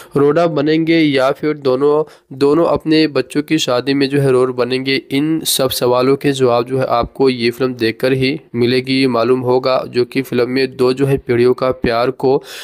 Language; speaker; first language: Hindi; native; Hindi